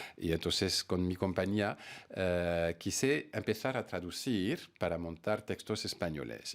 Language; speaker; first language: Spanish; non-native, fluent; French